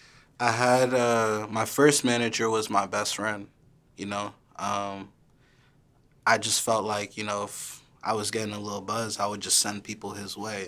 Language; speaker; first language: English; early bilingual, other home language; Haitian Creole